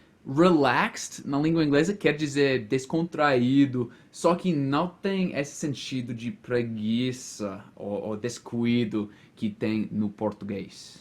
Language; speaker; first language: Portuguese; non-native, fluent; English